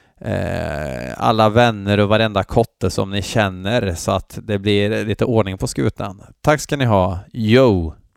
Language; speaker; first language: Swedish; native; Swedish